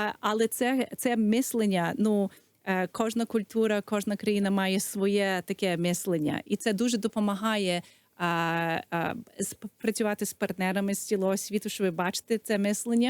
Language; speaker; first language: Ukrainian; early bilingual, heritage; Ukrainian